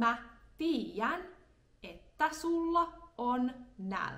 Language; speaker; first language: Finnish; non-native, fluent; English